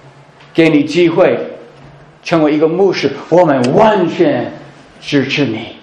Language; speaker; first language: Chinese; non-native, fluent; English